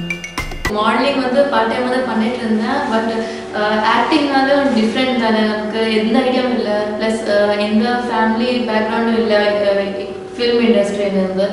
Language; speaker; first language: Tamil; non-native, local second language; Telugu